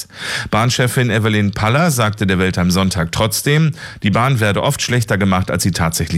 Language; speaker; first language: German; native; German